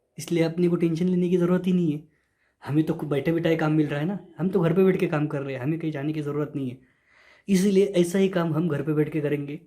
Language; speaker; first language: Hindi; non-native, local second language; Marathi